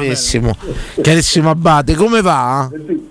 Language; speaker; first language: Italian; native; Italian